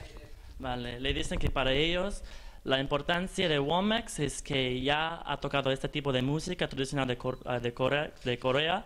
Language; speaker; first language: Spanish; non-native, fluent; English